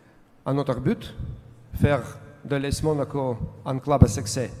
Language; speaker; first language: French; non-native, learner; Russian